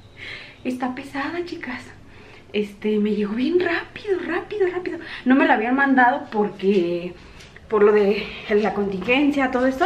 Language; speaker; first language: Spanish; native; Spanish